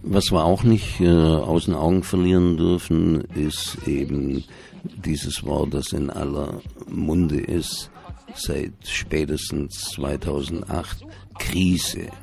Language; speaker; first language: German; native; German